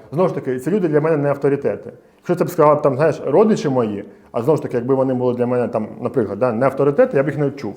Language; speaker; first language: Ukrainian; native; Ukrainian